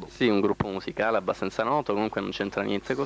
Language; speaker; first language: Italian; native; Italian